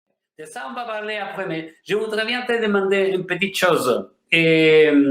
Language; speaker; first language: French; non-native, fluent; Spanish